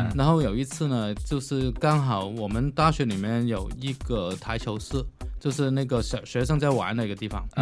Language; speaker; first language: Chinese; non-native, fluent; Cantonese